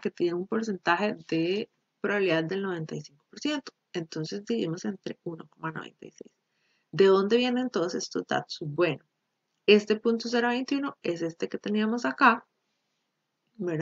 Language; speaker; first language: Spanish; native; Spanish